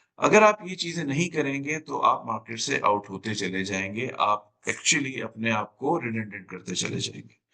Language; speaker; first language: Urdu; native; Urdu